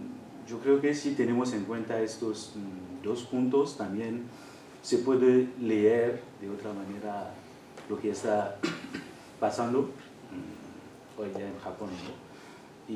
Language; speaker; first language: Spanish; non-native, fluent; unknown